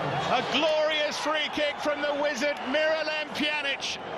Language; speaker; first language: English; native; English